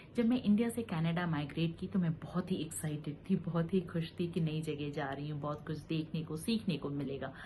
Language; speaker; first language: Hindi; native; Hindi